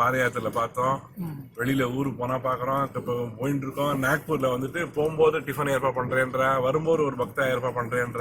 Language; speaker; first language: Tamil; native; Tamil